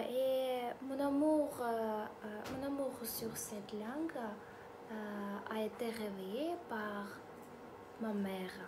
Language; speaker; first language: French; non-native, learner; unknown